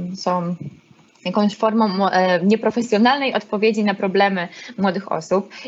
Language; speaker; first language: Polish; native; Polish